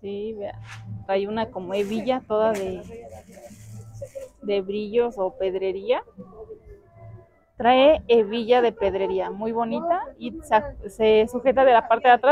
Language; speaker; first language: Spanish; native; Spanish